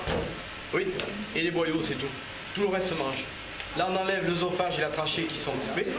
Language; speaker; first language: French; native; French